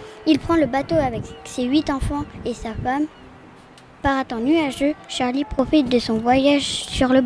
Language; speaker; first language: French; native; French